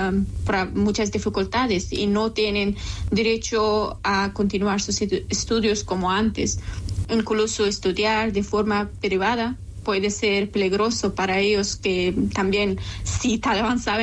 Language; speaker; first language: Spanish; non-native, local second language; Persian